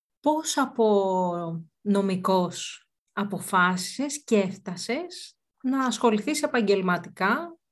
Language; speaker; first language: Greek; native; Greek